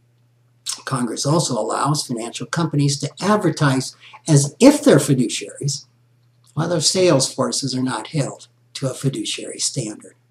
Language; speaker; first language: English; native; English